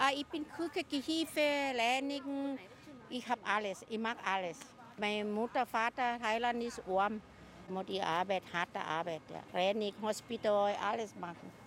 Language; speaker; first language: German; non-native, learner; Thai